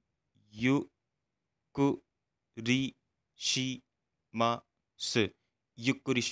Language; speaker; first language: Japanese; non-native, fluent; Hindi